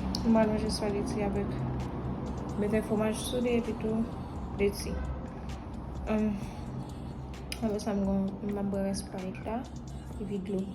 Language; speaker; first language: French; non-native, learner; Haitian Creole